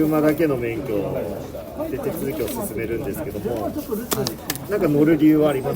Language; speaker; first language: Japanese; native; Japanese